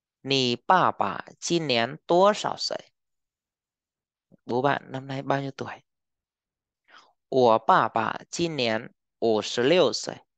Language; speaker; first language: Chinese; non-native, fluent; Vietnamese